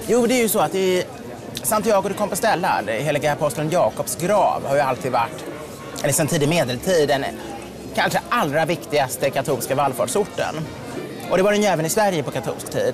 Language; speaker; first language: Swedish; native; Swedish